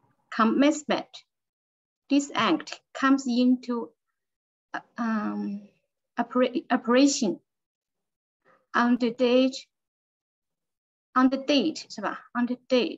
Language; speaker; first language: English; non-native, learner; Chinese